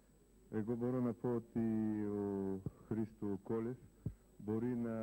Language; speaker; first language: Greek; non-native, fluent; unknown